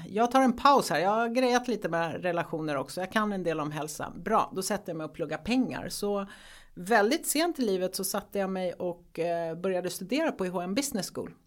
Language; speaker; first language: Swedish; early bilingual, other home language; Greek